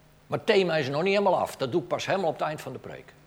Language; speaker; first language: Dutch; native; Dutch